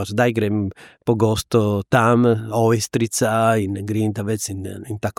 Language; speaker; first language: Slovenian; non-native, learner; Italian